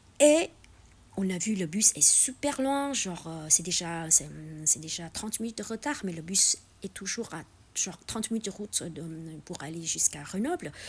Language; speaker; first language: French; non-native, fluent; Vietnamese